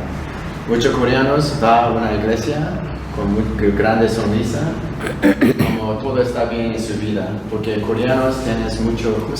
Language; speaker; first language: Spanish; non-native, learner; Korean